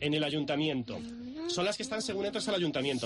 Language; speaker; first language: Spanish; native; Spanish